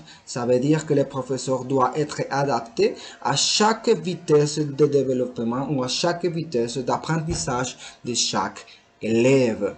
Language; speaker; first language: French; non-native, learner; Spanish